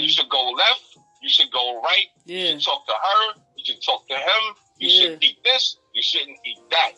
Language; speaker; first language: English; native; English